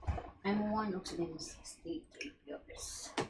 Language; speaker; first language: English; non-native, local second language; Filipino